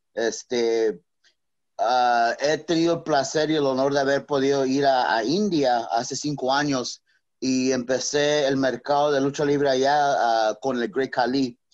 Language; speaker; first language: Spanish; native; Spanish